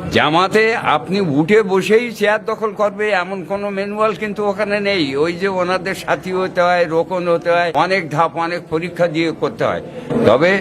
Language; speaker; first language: Bangla; native; Bangla